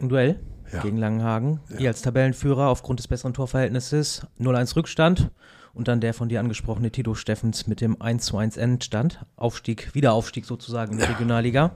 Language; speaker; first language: German; native; German